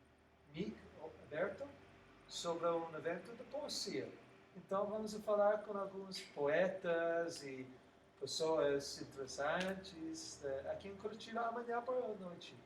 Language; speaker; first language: Portuguese; non-native, learner; English